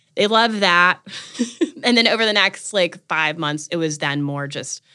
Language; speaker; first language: English; native; English